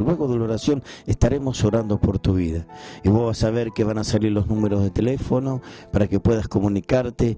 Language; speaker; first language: Spanish; native; Spanish